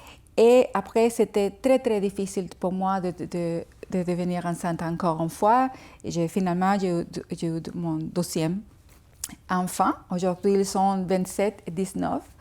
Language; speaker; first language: French; non-native, fluent; Spanish